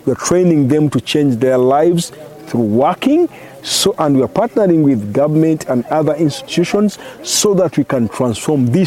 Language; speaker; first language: English; non-native, local second language; Kinyarwanda